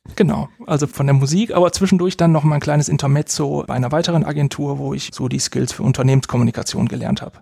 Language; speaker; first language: German; native; German